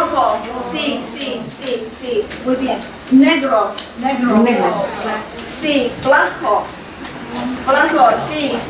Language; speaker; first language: Spanish; non-native, learner; Chinese